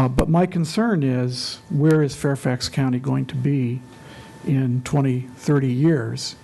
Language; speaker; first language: English; native; English